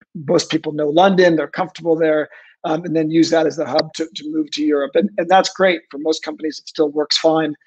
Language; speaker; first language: English; native; English